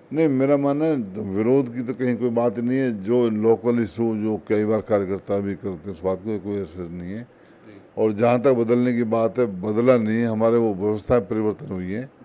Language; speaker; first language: Hindi; native; Hindi